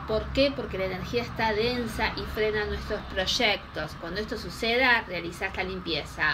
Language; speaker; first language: Spanish; native; Spanish